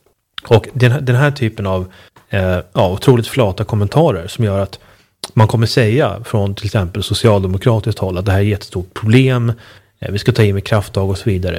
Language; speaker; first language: Swedish; native; Swedish